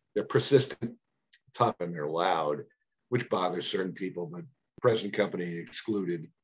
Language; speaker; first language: English; native; English